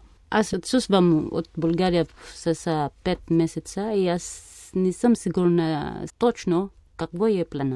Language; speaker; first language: Bulgarian; non-native, fluent; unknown